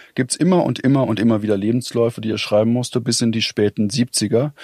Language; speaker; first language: German; native; German